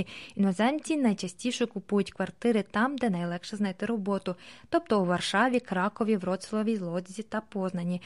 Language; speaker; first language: Ukrainian; native; Ukrainian